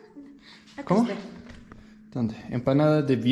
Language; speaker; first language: Spanish; non-native, learner; English